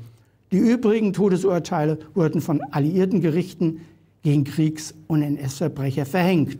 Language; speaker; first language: German; native; German